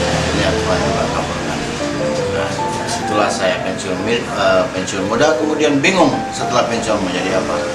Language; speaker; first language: Indonesian; native; Indonesian